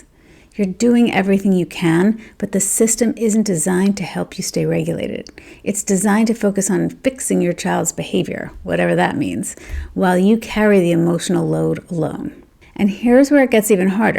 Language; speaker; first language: English; native; English